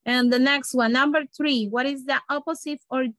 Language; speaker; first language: English; non-native, learner; Spanish